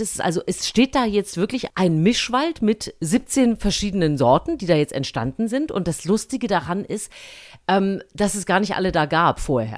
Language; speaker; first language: German; native; German